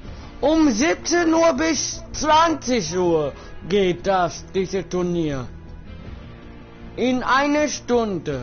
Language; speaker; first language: German; non-native, learner; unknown